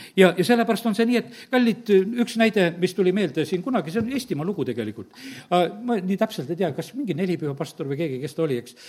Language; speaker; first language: Estonian; native; Estonian